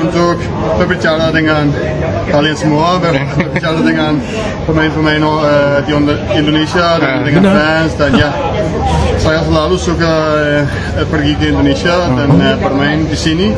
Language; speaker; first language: Indonesian; non-native, learner; Danish